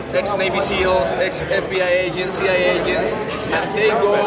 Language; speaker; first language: English; non-native, fluent; Portuguese